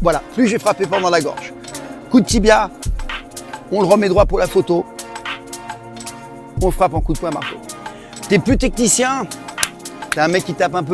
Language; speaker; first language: French; native; French